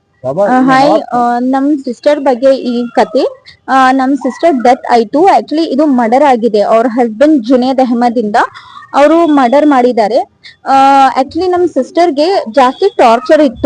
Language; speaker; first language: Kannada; non-native, local second language; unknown